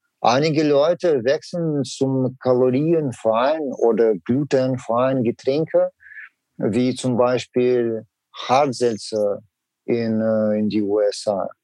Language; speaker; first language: German; non-native, learner; Russian